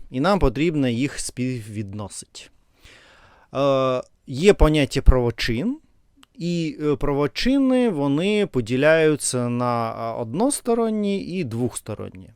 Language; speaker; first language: Ukrainian; non-native, learner; Russian